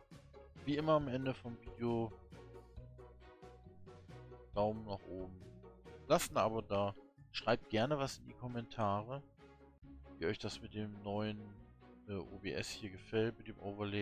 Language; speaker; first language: German; native; German